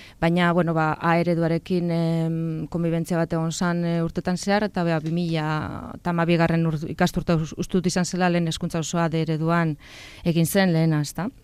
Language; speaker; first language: Basque; native; Basque